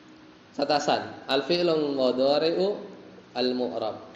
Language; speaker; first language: Arabic; non-native, fluent; Indonesian